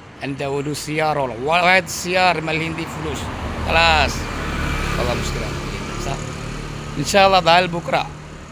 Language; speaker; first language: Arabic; non-native, learner; Malayalam